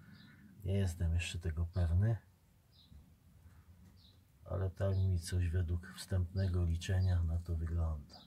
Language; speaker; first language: Polish; native; Polish